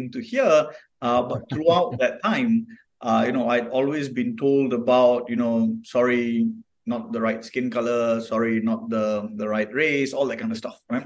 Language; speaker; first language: English; non-native, local second language; Tamil